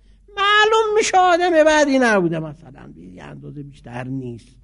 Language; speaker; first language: Persian; native; Persian